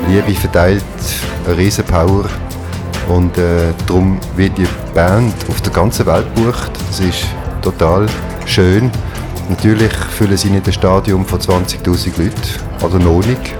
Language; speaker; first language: German; native; German